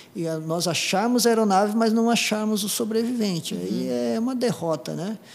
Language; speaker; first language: Portuguese; non-native, local second language; Japanese